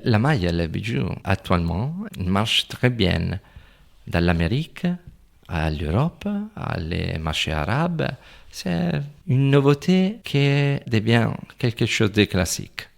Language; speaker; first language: French; non-native, fluent; Italian